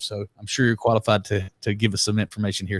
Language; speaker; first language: English; native; English